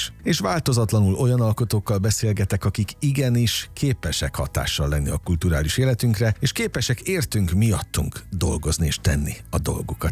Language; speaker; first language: Hungarian; native; Hungarian